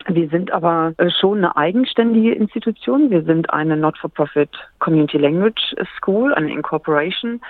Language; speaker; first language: German; native; German